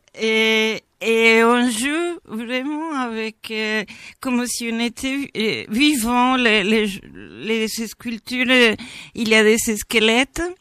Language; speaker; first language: French; non-native, fluent; Spanish